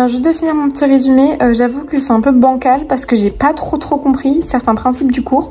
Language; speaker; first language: French; native; French